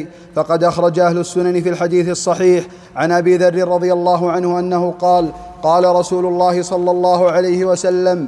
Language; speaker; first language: Arabic; native; Arabic